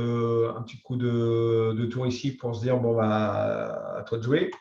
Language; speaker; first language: French; native; French